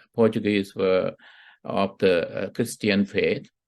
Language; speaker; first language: English; non-native, local second language; Sinhala